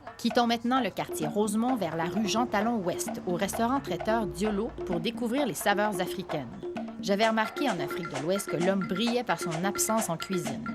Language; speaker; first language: French; native; French